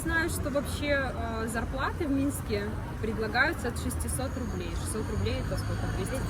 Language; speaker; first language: Russian; native; Russian